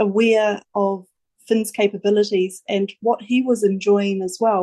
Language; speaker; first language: English; native; English